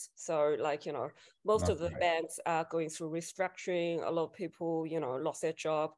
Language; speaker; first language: English; non-native, fluent; Chinese